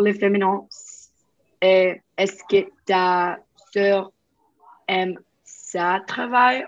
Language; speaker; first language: French; non-native, learner; Spanish